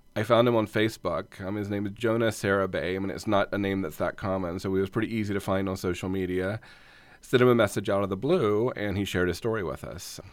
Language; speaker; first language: English; native; English